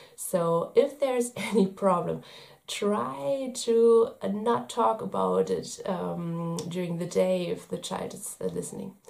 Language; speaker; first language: English; non-native, fluent; German